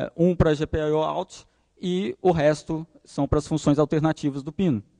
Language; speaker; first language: Portuguese; native; Portuguese